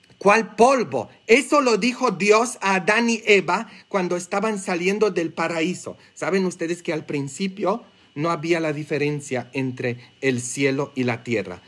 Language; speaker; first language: Spanish; non-native, fluent; English